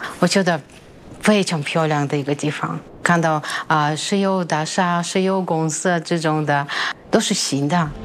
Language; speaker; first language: Chinese; non-native, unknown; Russian